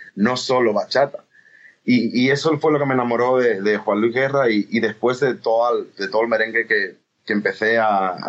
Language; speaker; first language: Spanish; native; Spanish